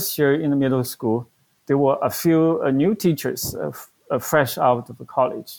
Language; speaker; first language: English; non-native, fluent; Chinese